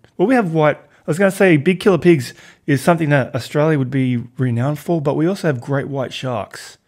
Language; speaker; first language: English; native; English